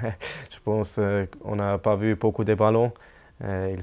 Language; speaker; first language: French; non-native, local second language; German